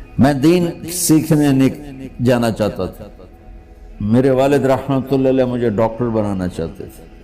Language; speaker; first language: Urdu; non-native, local second language; Punjabi